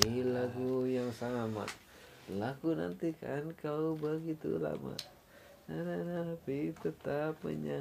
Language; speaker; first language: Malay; non-native, local second language; Sundanese